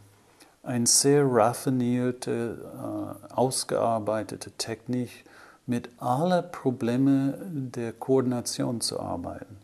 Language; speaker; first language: German; non-native, fluent; English